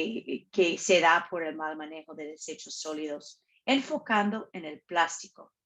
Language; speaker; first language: Spanish; non-native, fluent; English